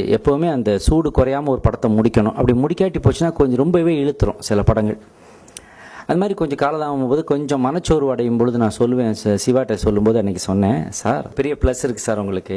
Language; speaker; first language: Tamil; native; Tamil